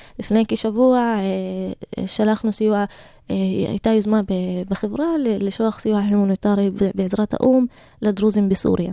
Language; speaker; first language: Hebrew; non-native, local second language; Arabic